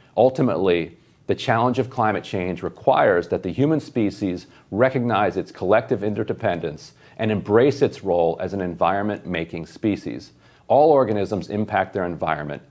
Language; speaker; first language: English; native; English